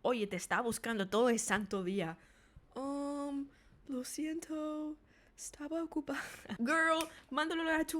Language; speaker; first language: Spanish; non-native, fluent; English